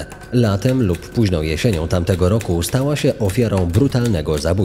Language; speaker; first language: Polish; native; Polish